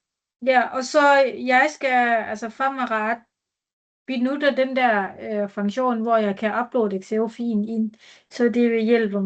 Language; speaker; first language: Danish; non-native, learner; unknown